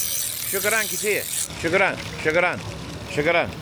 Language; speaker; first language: Arabic; non-native, learner; English